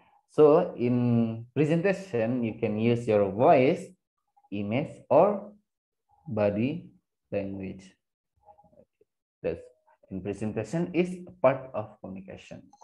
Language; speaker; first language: English; non-native, fluent; Indonesian